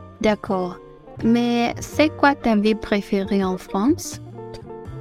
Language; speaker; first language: French; non-native, learner; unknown